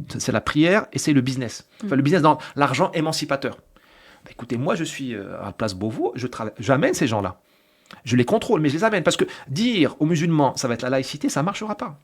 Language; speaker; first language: French; non-native, local second language; Arabic